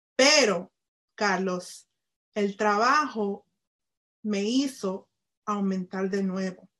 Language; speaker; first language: Spanish; early bilingual, heritage; Spanish